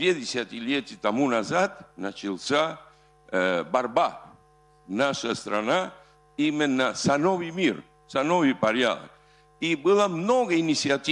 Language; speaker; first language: Russian; non-native, fluent; Spanish